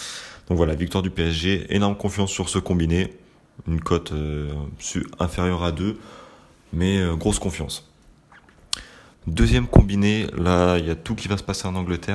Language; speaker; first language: French; native; French